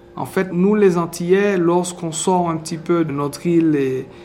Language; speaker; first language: French; native; French